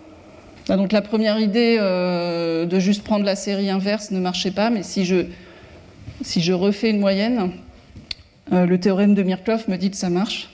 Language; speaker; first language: French; native; French